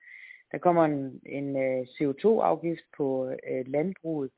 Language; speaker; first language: Danish; native; Danish